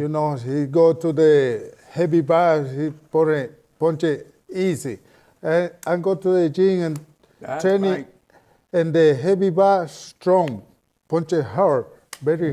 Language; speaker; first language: English; non-native, learner; Spanish